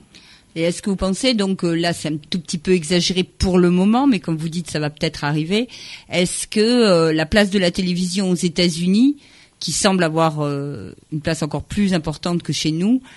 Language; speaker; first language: French; native; French